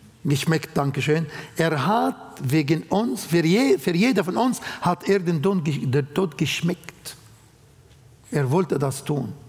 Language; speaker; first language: German; non-native, fluent; Arabic